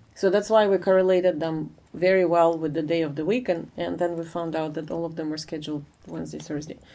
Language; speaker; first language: English; non-native, fluent; Ukrainian